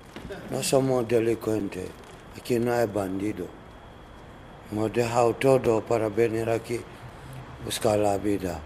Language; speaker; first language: Spanish; non-native, learner; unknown